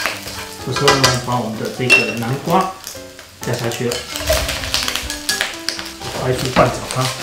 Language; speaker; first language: Chinese; native; Chinese